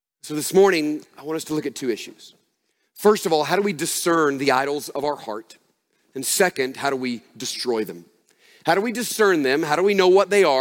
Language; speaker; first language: English; native; English